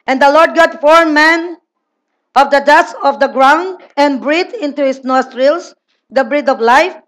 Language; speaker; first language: English; non-native, local second language; Filipino